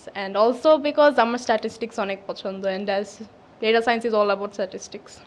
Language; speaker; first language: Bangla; early bilingual, heritage; Bangla